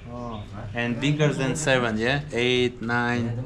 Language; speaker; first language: English; non-native, learner; Russian